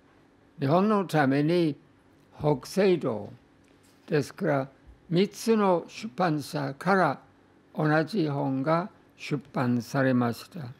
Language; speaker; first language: Japanese; non-native, fluent; English